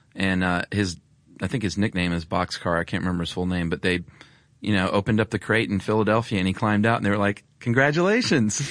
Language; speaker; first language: English; native; English